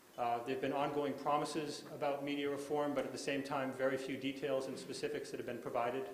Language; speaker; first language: English; native; English